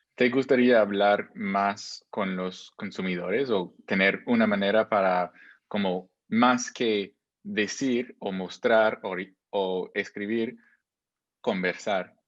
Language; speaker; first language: Spanish; non-native, fluent; English